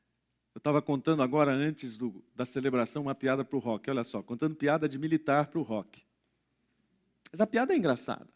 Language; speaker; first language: Portuguese; native; Portuguese